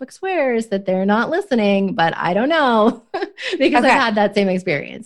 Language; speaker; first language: English; native; English